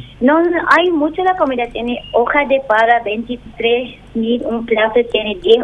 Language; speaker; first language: Spanish; non-native, learner; Arabic